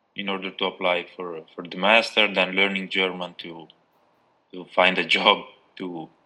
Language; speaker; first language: English; non-native, fluent; Albanian